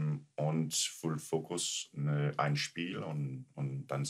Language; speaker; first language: German; non-native, learner; Danish